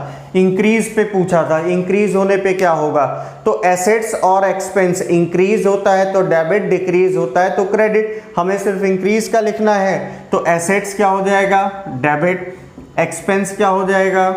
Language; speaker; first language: Hindi; native; Hindi